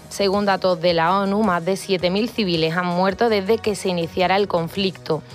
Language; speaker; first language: Spanish; native; Spanish